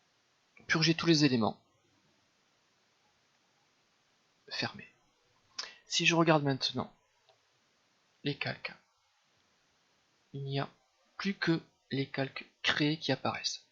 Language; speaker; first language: French; native; French